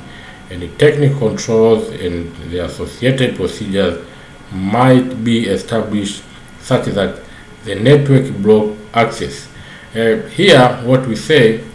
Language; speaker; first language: English; non-native, local second language; Swahili